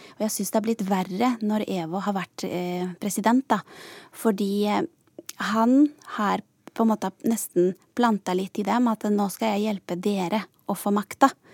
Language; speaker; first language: Norwegian; non-native, fluent; Spanish